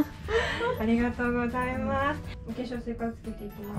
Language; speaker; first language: Japanese; native; Japanese